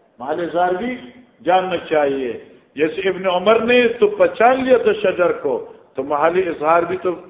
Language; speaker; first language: Urdu; non-native, local second language; Northern Hindko